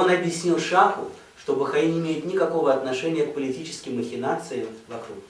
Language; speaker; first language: Russian; native; Russian